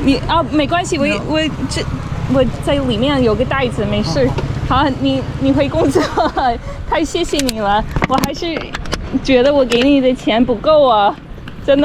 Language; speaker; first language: Chinese; non-native, fluent; English